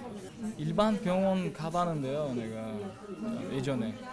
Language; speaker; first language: Korean; non-native, fluent; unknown